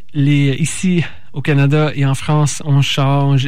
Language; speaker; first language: French; native; French